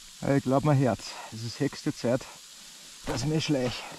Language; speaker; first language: German; native; German